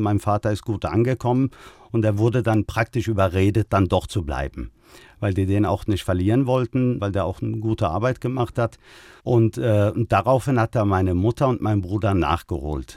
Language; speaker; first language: German; early bilingual, other home language; Turkish